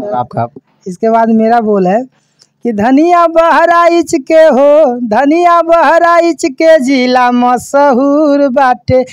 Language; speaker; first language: Hindi; native; Hindi